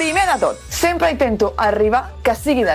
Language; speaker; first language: Catalan; native; Catalan